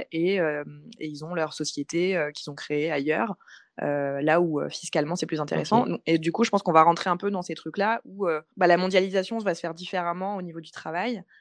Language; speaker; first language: French; native; French